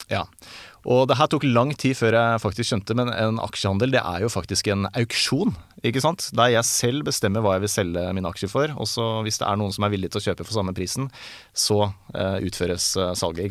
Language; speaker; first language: Norwegian; native; Norwegian